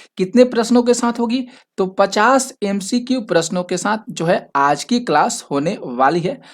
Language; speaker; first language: Hindi; native; Hindi